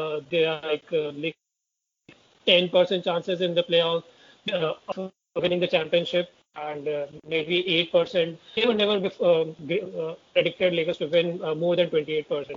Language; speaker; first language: English; non-native, local second language; Hindi